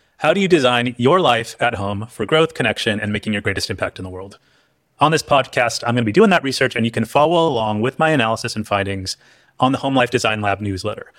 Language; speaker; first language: English; native; English